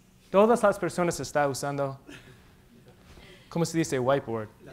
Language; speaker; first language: Spanish; non-native, learner; English